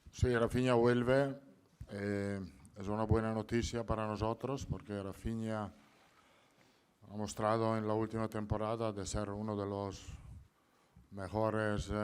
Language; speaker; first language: Spanish; non-native, fluent; Italian